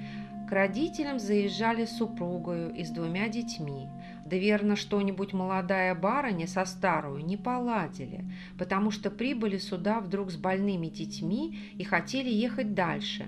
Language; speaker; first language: Russian; native; Russian